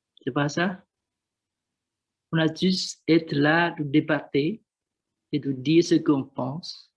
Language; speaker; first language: French; non-native, learner; Vietnamese